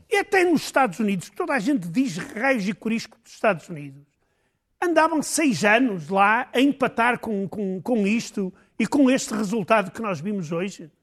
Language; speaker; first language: Portuguese; native; Portuguese